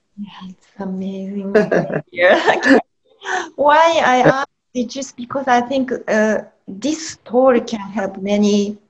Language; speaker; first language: English; non-native, learner; Japanese